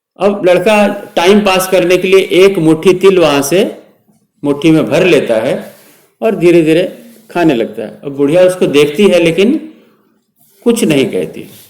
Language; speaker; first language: Hindi; native; Hindi